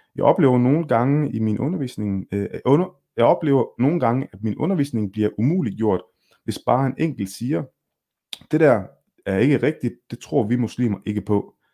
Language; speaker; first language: Danish; early bilingual, other home language; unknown